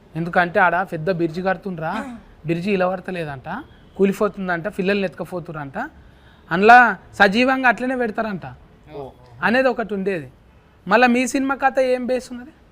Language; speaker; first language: Telugu; native; Telugu